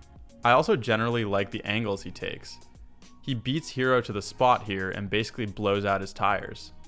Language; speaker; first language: English; native; English